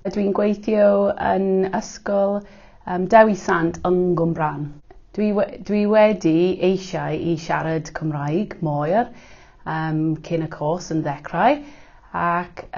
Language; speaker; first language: Welsh; non-native, local second language; English